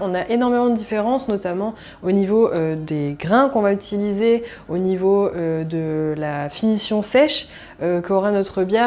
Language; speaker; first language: French; native; French